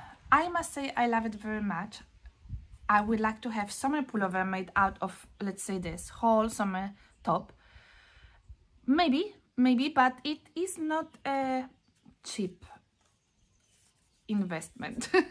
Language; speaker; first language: English; non-native, fluent; Polish